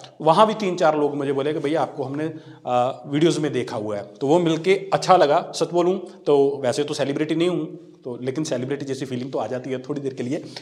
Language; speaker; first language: Hindi; non-native, local second language; Punjabi